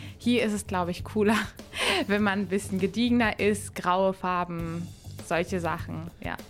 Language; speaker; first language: German; native; German